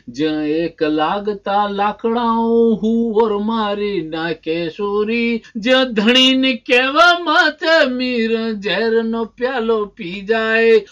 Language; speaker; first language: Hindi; non-native, local second language; Rajasthani